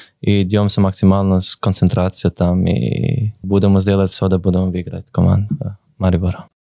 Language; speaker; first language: Russian; non-native, learner; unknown